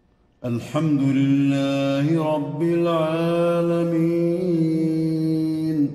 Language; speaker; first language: Arabic; native; Arabic